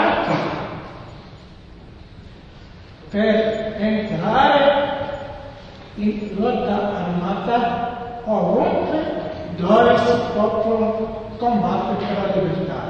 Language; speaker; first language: Italian; non-native, learner; Serbian